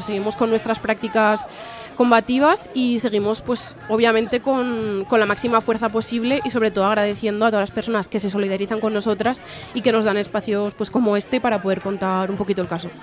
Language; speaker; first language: Spanish; native; Spanish